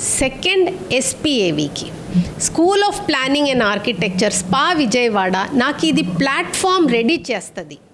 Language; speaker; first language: Telugu; non-native, learner; Tamil